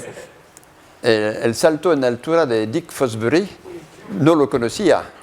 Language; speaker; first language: Spanish; non-native, learner; French